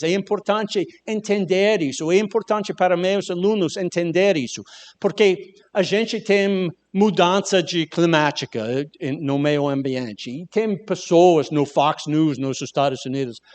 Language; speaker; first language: Portuguese; non-native, learner; English